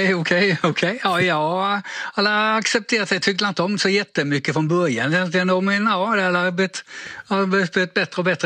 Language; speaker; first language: Swedish; native; Swedish